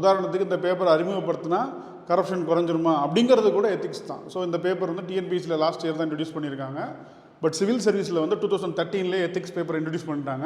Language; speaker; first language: Tamil; native; Tamil